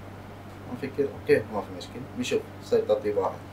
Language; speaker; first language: Arabic; non-native, learner; Bangla